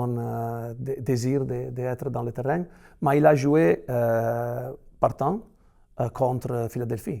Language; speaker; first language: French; non-native, fluent; Italian